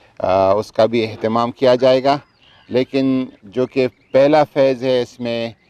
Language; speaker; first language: Urdu; non-native, local second language; Pashto